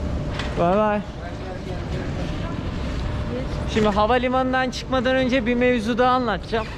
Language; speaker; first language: Turkish; native; Turkish